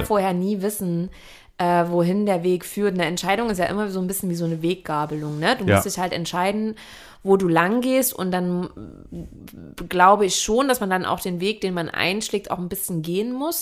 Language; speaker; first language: German; native; German